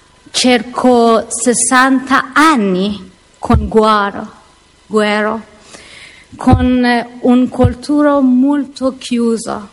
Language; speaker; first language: Italian; non-native, learner; Persian